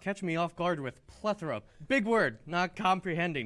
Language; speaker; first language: English; native; English